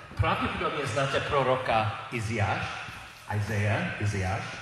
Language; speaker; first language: Czech; non-native, learner; English